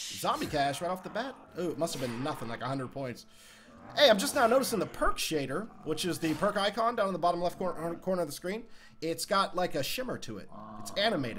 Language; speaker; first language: English; native; English